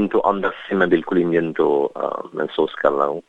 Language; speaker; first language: Hindi; non-native, fluent; French